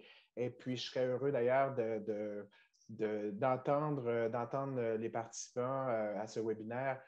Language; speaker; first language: French; native; French